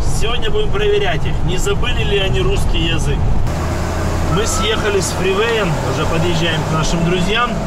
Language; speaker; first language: Russian; native; Russian